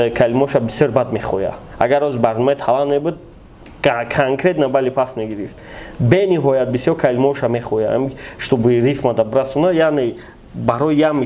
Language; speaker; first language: Russian; non-native, local second language; Tajik